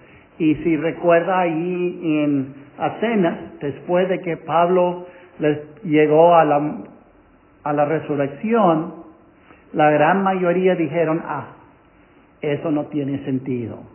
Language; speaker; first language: Spanish; non-native, fluent; English